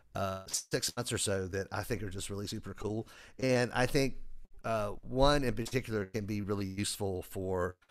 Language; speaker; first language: English; native; English